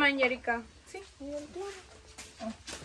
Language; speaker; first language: Portuguese; non-native, learner; Spanish